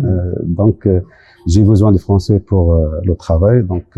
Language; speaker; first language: French; non-native, local second language; Arabic